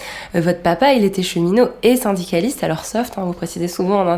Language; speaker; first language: French; native; French